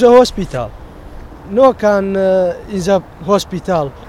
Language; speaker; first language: English; non-native, learner; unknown